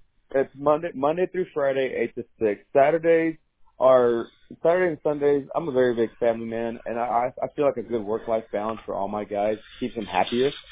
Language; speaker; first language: English; early bilingual, other home language; Spanish